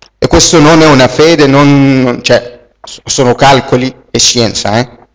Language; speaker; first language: Italian; non-native, fluent; Arabic